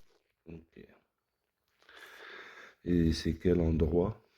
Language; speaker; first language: French; non-native, learner; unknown